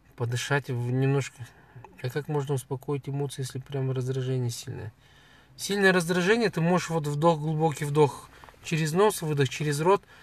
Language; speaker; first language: Russian; native; Russian